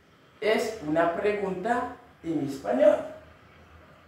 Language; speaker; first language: Spanish; non-native, fluent; Haitian Creole